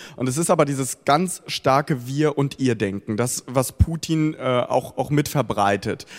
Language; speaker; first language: German; early bilingual, other home language; Russian